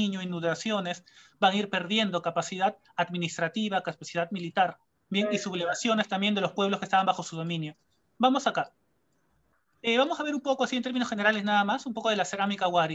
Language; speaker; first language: Spanish; native; Spanish